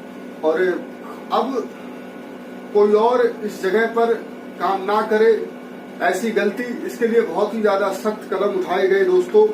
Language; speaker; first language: Hindi; native; Hindi